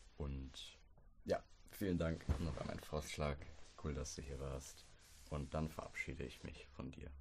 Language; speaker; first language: German; native; German